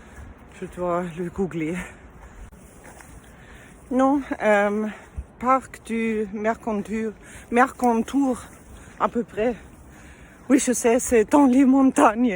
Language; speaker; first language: French; non-native, fluent; German